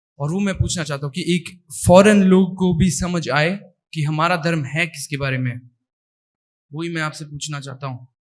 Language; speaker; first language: Hindi; early bilingual, heritage; Hindi